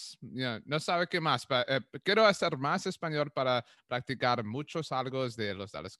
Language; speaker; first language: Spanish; non-native, learner; English